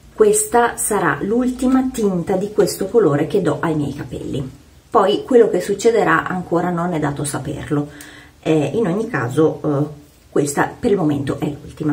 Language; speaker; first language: Italian; native; Italian